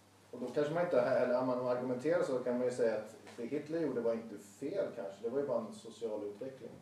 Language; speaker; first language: Swedish; native; Swedish